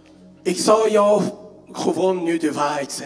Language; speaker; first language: Dutch; non-native, fluent; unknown